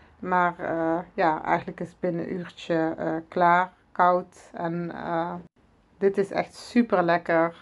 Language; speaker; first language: Dutch; early bilingual, other home language; Arabic